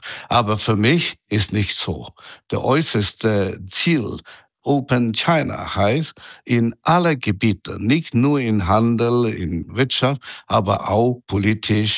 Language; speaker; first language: German; non-native, fluent; Chinese